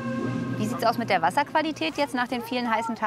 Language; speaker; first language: German; native; German